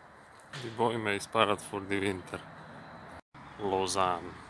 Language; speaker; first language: German; non-native, learner; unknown